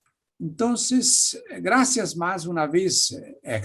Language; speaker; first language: Spanish; non-native, fluent; Portuguese